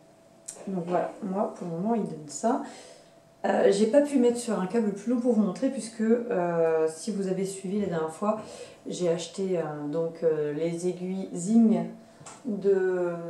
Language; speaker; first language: French; native; French